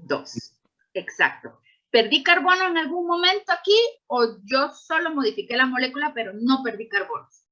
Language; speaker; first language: Spanish; native; Spanish